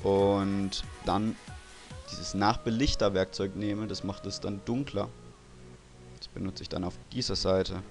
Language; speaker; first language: German; native; German